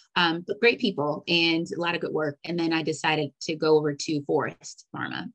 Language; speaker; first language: English; native; English